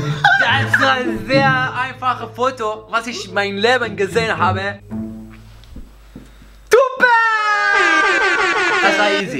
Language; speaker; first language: German; non-native, learner; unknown